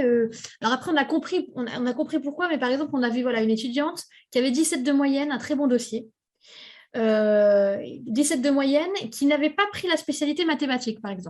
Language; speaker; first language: French; native; French